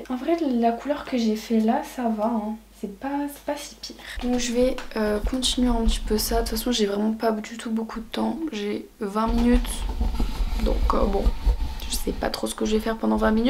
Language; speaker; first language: French; native; French